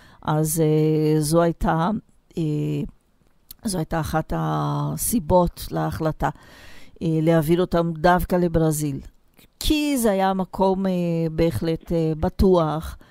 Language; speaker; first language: Hebrew; non-native, fluent; Portuguese